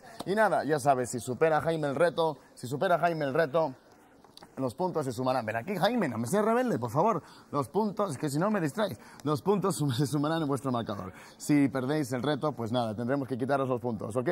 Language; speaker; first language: Spanish; native; Spanish